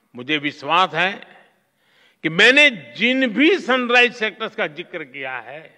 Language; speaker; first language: Hindi; non-native, local second language; Gujarati